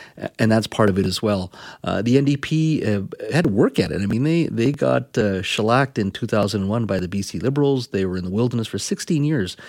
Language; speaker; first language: English; native; English